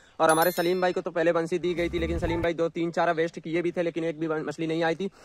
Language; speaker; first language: Hindi; native; Hindi